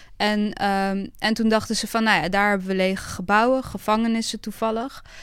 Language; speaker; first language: Dutch; early bilingual, other home language; Bosnian